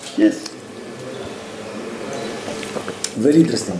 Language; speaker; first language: English; non-native, fluent; Greek